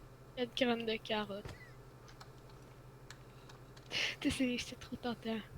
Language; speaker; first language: French; native; French